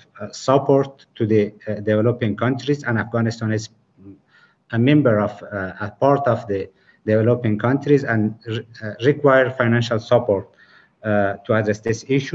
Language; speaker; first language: English; non-native, fluent; Persian